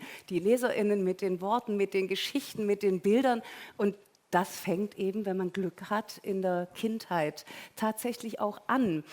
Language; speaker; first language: German; native; German